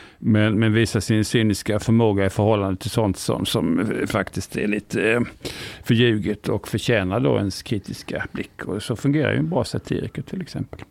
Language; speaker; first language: Swedish; native; Swedish